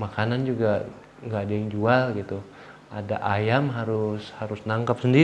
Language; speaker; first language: Indonesian; native; Indonesian